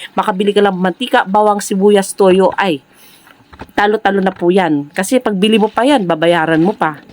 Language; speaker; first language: Filipino; non-native, local second language; Cebuano